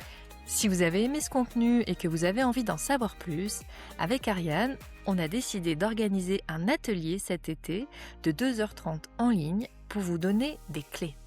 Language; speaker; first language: French; native; French